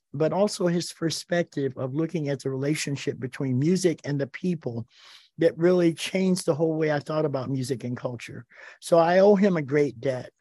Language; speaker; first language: English; native; English